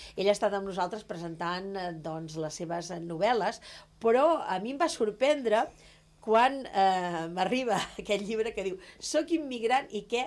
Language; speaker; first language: Catalan; native; Catalan